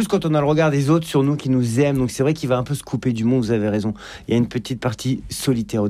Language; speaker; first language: French; native; French